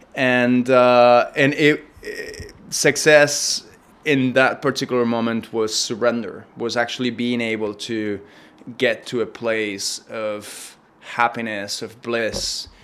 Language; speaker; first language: English; non-native, fluent; Spanish